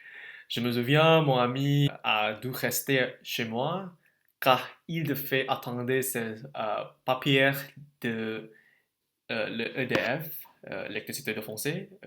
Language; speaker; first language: French; non-native, learner; Indonesian